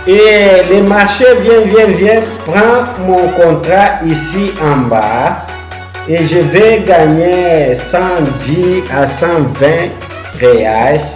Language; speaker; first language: French; non-native, fluent; Portuguese